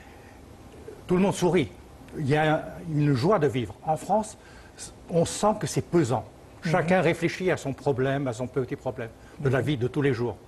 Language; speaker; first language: French; early bilingual, other home language; Chinese